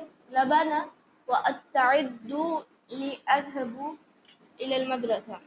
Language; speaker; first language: Arabic; non-native, learner; Urdu